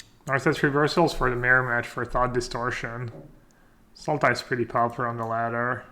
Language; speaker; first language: English; non-native, fluent; French